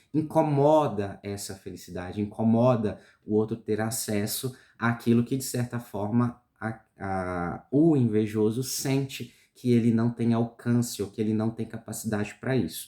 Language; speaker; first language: Portuguese; native; Portuguese